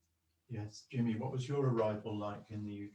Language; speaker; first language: English; native; English